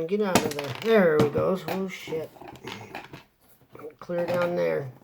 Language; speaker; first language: English; native; English